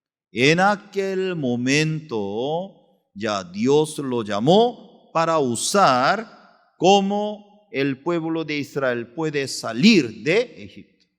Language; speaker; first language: Spanish; non-native, fluent; Korean